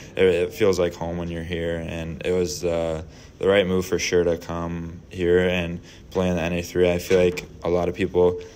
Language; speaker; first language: English; native; English